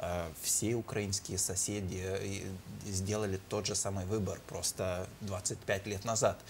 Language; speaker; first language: Russian; non-native, fluent; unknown